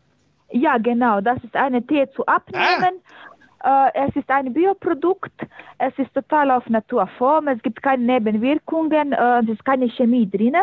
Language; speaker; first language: German; non-native, learner; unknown